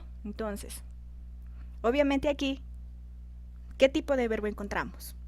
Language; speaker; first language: Spanish; native; Spanish